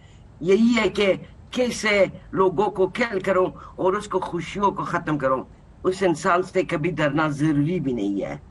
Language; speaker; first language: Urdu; non-native, learner; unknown